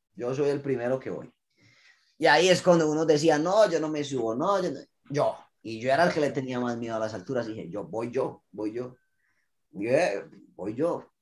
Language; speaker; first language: Spanish; native; Spanish